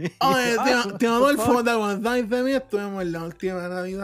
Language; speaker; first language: Spanish; native; Spanish